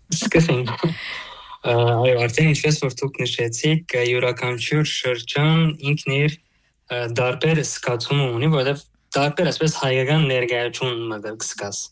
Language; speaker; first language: Armenian; early bilingual, heritage; Armenian